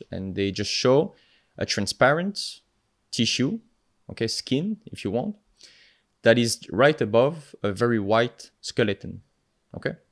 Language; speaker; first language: English; non-native, fluent; French